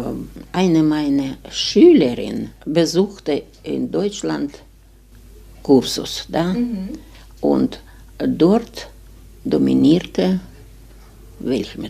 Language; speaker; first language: German; non-native, fluent; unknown